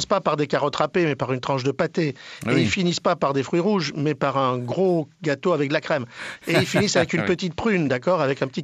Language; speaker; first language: French; native; French